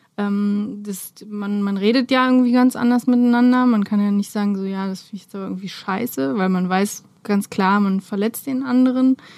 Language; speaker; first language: German; early bilingual, other home language; Romanian